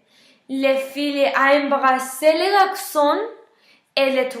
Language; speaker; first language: French; non-native, learner; Spanish